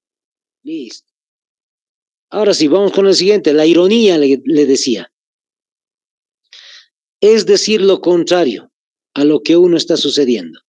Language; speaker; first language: Spanish; native; Spanish